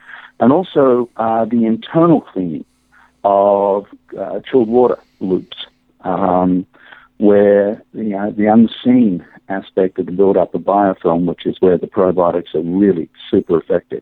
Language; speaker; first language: English; native; English